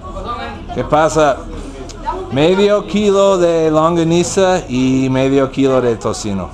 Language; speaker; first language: Spanish; non-native, learner; English